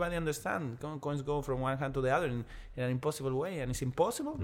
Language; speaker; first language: English; non-native, learner; Spanish